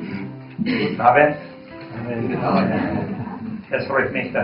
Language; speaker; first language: German; non-native, learner; English